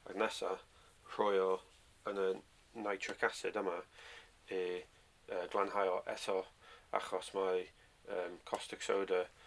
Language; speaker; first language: Welsh; non-native, learner; English